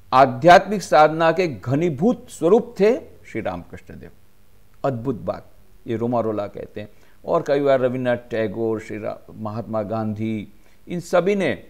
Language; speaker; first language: Hindi; non-native, local second language; Gujarati